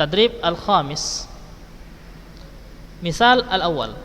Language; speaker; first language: Arabic; non-native, fluent; Indonesian